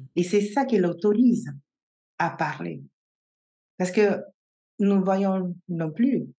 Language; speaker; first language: French; non-native, fluent; Spanish